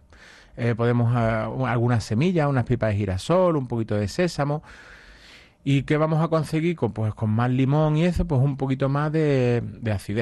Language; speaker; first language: Spanish; native; Spanish